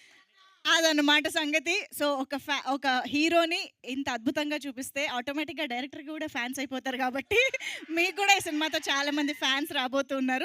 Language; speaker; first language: Telugu; native; Telugu